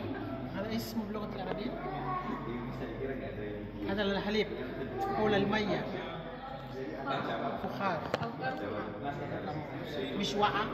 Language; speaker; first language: Arabic; non-native, fluent; Indonesian